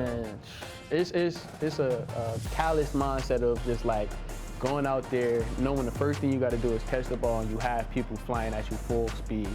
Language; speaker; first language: English; native; English